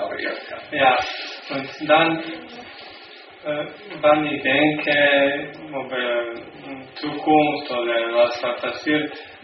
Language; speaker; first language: German; non-native, learner; Slovenian